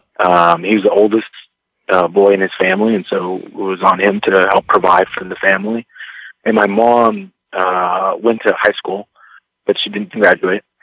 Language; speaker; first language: English; early bilingual, other home language; Spanish